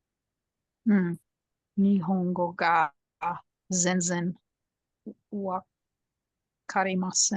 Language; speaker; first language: Japanese; non-native, learner; English